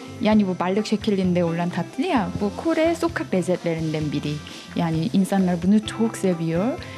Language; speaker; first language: Turkish; non-native, fluent; Korean